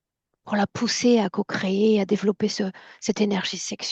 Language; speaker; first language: French; native; French